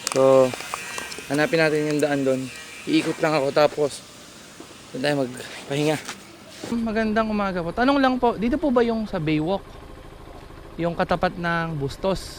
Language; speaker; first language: Filipino; native; Filipino